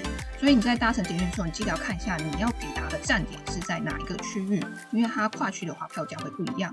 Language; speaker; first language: Chinese; native; Chinese